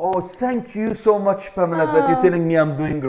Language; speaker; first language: English; non-native, fluent; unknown